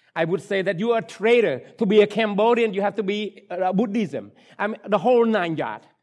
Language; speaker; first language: English; non-native, fluent; Khmer